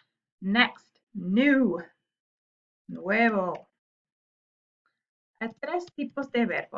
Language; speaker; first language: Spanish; non-native, learner; English